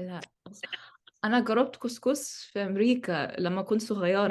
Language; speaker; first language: Egyptian Arabic; non-native, learner; English